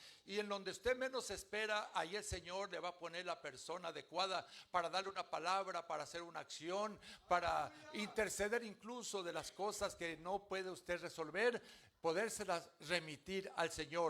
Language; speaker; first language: Spanish; native; Spanish